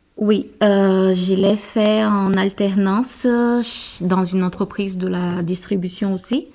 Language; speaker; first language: French; non-native, fluent; Portuguese